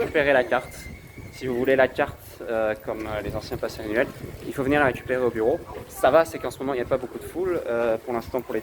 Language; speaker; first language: French; native; French